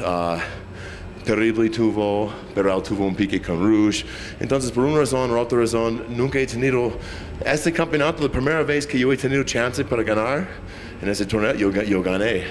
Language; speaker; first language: Spanish; non-native, fluent; English